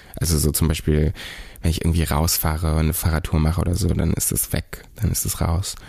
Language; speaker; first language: German; native; German